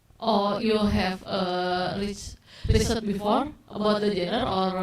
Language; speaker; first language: English; non-native, learner; Indonesian